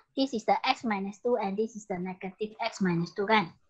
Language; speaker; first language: English; non-native, local second language; Malay